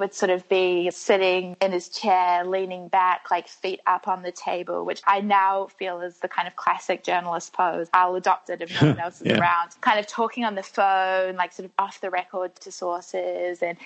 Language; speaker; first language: English; native; English